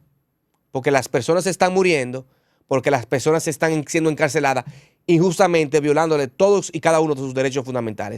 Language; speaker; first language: Spanish; native; Spanish